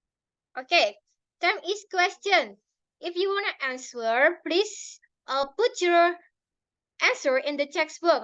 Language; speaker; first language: English; non-native, learner; Indonesian